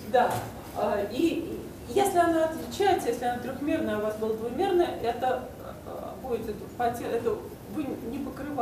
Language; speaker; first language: Russian; native; Russian